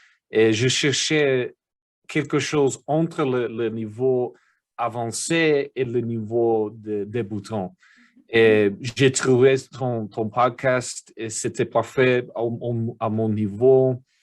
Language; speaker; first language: French; non-native, learner; English